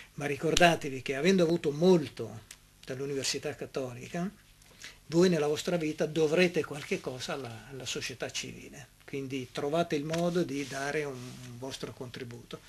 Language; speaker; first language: Italian; native; Italian